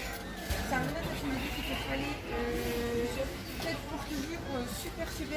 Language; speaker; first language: French; native; French